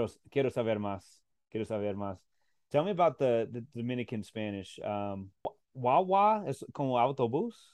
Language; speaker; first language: Spanish; non-native, fluent; English